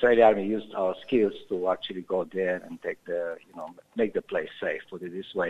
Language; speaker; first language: English; non-native, fluent; Romanian